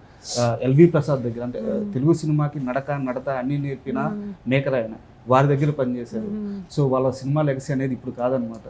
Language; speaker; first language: Telugu; native; Telugu